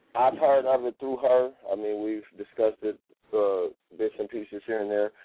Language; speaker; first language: English; native; English